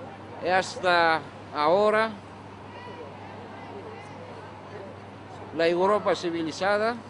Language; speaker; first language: Spanish; non-native, fluent; Greek